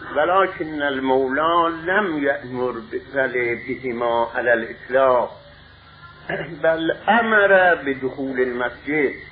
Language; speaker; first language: Arabic; non-native, fluent; Persian